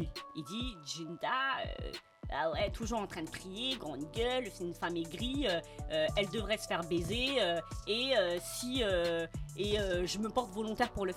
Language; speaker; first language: French; early bilingual, other home language; Fula